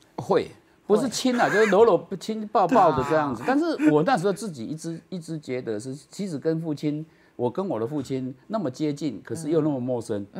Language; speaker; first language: Chinese; non-native, local second language; Min Nan Chinese